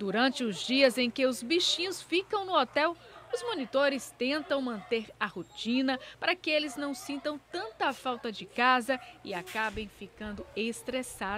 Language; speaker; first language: Portuguese; native; Portuguese